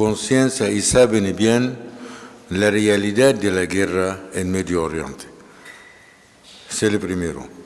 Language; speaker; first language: Spanish; non-native, fluent; Arabic